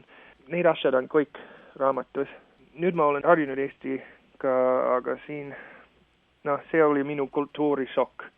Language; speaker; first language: Estonian; non-native, fluent; English